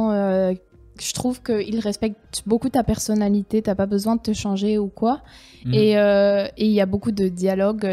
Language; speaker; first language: French; native; French